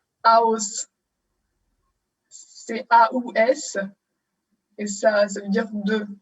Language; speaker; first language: French; non-native, fluent; German